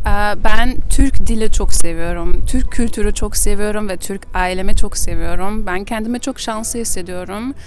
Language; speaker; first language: Turkish; early bilingual, heritage; German